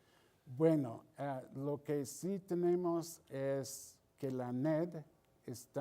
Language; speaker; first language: Spanish; non-native, fluent; English